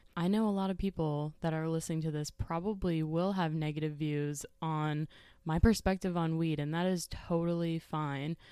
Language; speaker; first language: English; native; English